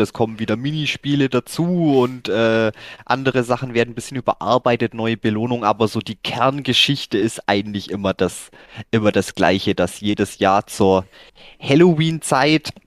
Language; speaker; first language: German; native; German